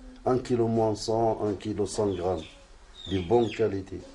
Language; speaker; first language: French; non-native, local second language; Arabic